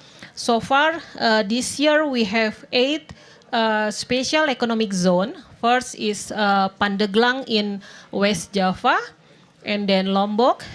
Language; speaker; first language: English; non-native, fluent; Indonesian